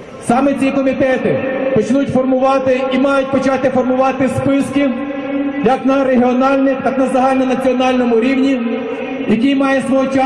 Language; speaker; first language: Ukrainian; native; Ukrainian